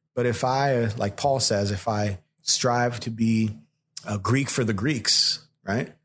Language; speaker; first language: English; early bilingual, other home language; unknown